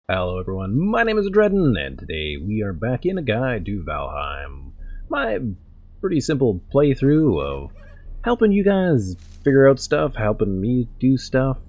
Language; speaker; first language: English; native; English